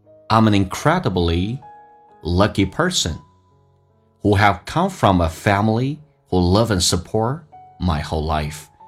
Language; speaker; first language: English; non-native, fluent; Chinese